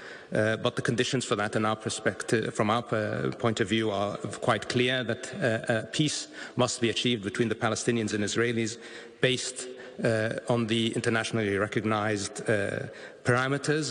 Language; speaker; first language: English; non-native, fluent; Arabic